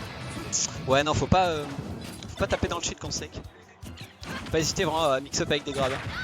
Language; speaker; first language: French; native; French